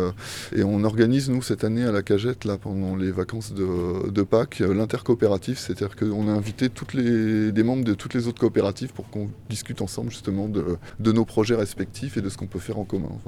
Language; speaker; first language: French; native; French